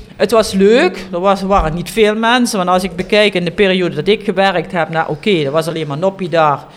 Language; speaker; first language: Dutch; native; Dutch